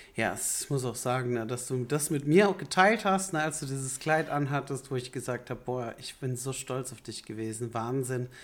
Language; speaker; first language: German; native; German